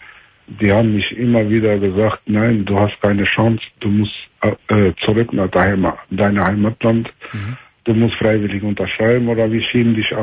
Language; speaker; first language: German; early bilingual, other home language; Albanian